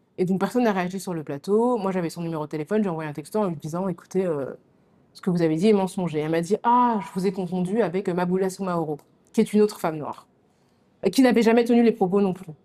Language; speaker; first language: French; native; French